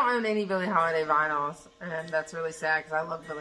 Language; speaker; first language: English; native; English